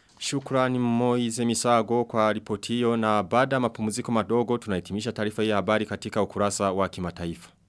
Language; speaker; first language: Swahili; non-native, local second language; Rundi